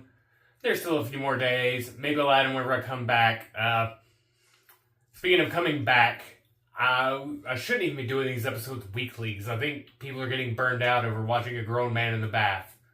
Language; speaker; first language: English; native; English